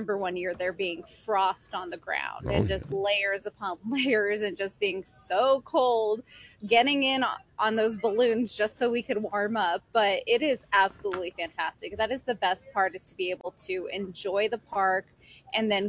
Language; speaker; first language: English; native; English